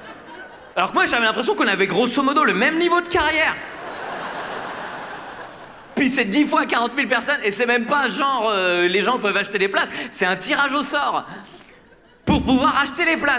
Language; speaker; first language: French; native; French